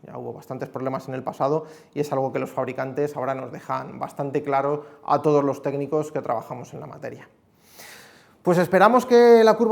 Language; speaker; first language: Spanish; native; Spanish